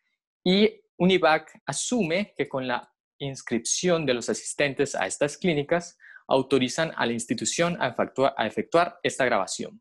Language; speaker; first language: Spanish; native; Spanish